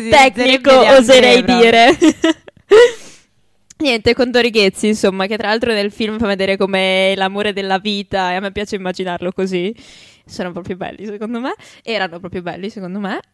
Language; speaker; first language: Italian; native; Italian